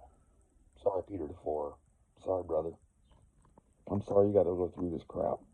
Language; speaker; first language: English; native; English